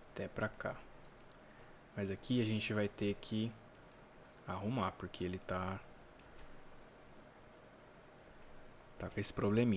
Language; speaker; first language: Portuguese; native; Portuguese